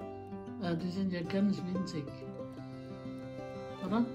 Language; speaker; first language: German; non-native, learner; Indonesian